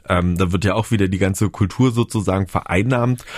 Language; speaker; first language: German; native; German